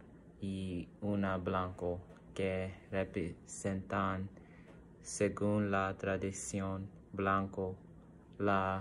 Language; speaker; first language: Spanish; non-native, learner; English